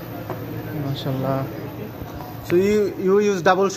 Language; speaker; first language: English; non-native, learner; Bangla